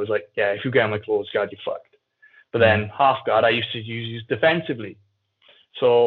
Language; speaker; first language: English; native; English